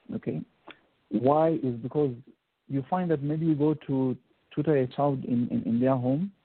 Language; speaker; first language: English; non-native, local second language; Bemba